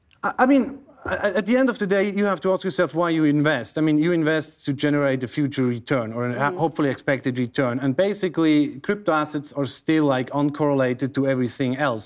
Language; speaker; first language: English; non-native, fluent; German